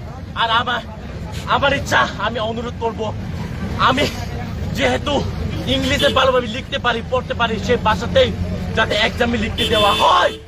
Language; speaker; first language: Bangla; non-native, local second language; Kok Borok